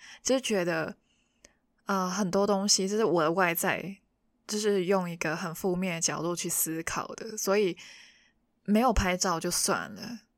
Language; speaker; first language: Chinese; non-native, local second language; Cantonese